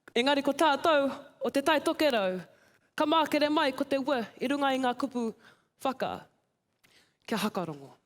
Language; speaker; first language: Māori; native; Māori